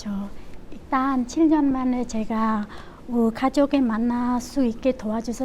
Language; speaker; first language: Korean; non-native, learner; Khmer